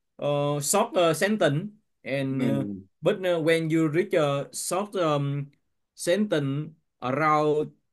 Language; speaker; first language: English; non-native, learner; Vietnamese